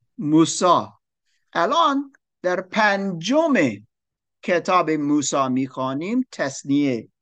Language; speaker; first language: Persian; non-native, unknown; English